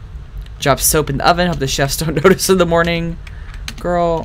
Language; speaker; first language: English; native; English